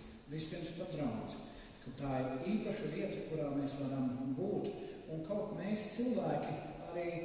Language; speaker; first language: Latvian; native; Latvian